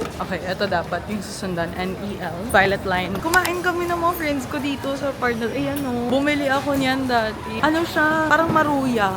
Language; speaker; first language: Filipino; native; Filipino